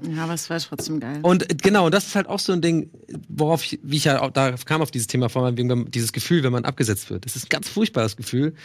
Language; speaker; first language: German; non-native, fluent; English